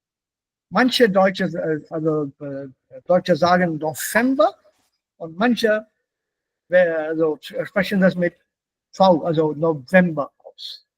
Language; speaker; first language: German; non-native, fluent; Hindi